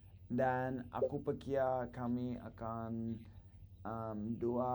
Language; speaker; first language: Indonesian; non-native, learner; English